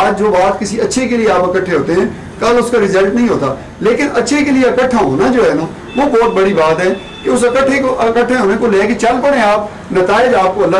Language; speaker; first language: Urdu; non-native, local second language; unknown